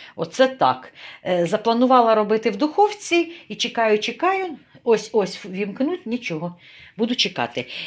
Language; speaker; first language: Ukrainian; non-native, local second language; Russian